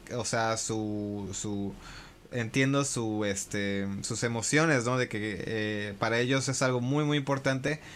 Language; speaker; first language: Spanish; early bilingual, heritage; Spanish